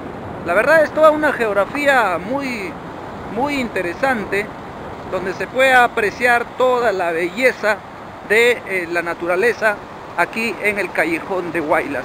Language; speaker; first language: Spanish; native; Spanish